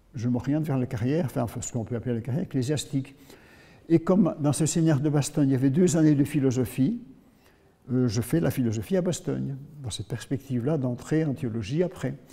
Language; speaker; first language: French; native; French